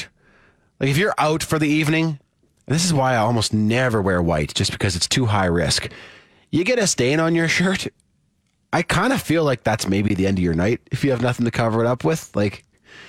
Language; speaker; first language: English; native; English